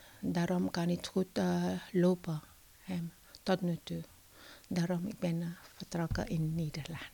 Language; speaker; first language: Dutch; non-native, learner; Indonesian